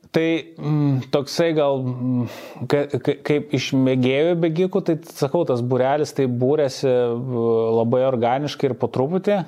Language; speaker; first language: Lithuanian; native; Lithuanian